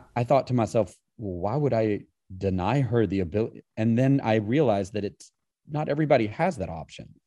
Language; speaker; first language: English; native; English